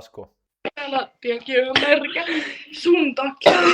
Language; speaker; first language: Finnish; native; Finnish